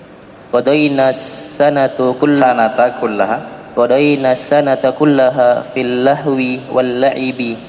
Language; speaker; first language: Arabic; non-native, learner; Indonesian